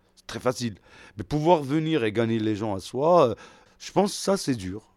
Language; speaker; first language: French; non-native, local second language; Arabic